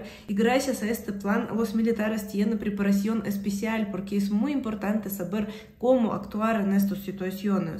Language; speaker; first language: Spanish; non-native, fluent; Russian